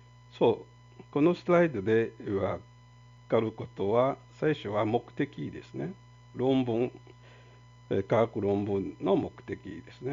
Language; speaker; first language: Japanese; non-native, fluent; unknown